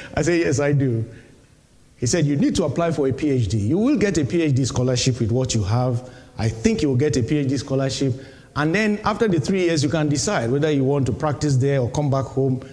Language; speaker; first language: English; non-native, local second language; Yoruba